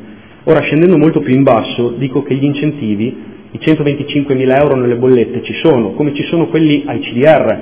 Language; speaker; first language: Italian; native; Italian